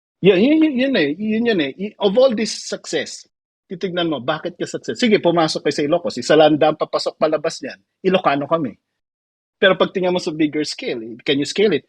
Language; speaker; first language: Filipino; non-native, local second language; Iloko